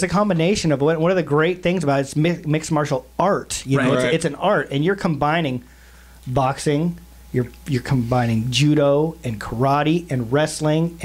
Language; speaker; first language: English; native; English